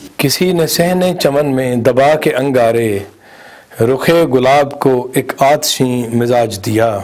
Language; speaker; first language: Urdu; native; Urdu